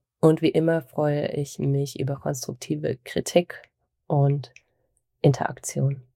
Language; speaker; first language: German; native; German